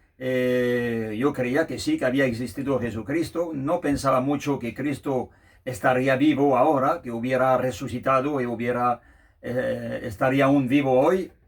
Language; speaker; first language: Spanish; non-native, fluent; French